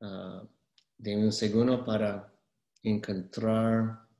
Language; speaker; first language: Spanish; non-native, fluent; English